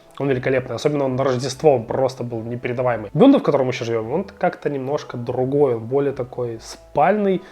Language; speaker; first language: Russian; native; Russian